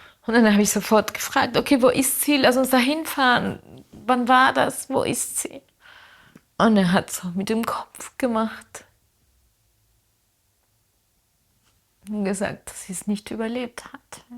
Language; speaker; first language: German; non-native, fluent; Spanish